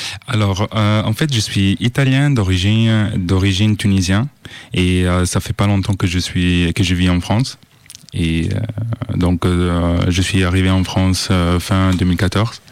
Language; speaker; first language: French; non-native, fluent; Italian